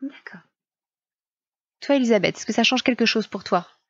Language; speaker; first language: French; native; French